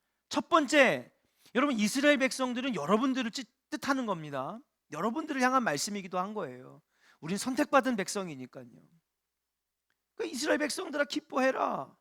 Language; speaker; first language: Korean; native; Korean